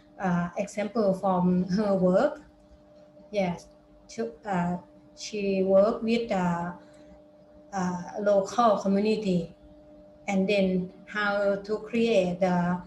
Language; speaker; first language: English; non-native, fluent; Thai